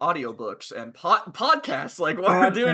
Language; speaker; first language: English; native; English